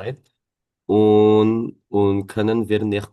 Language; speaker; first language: German; non-native, learner; Indonesian